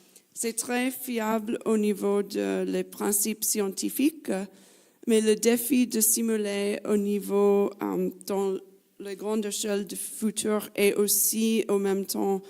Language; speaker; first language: French; non-native, fluent; English